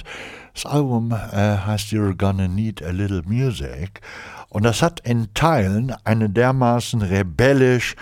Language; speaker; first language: German; native; German